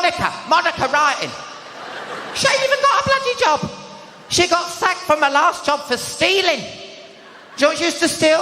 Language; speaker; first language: English; native; English